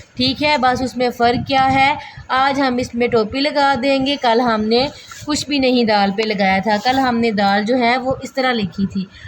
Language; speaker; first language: Urdu; non-native, local second language; Punjabi